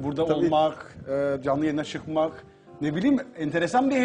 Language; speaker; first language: Turkish; native; Turkish